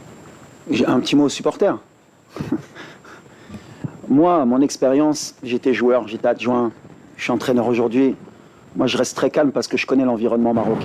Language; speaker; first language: French; native; French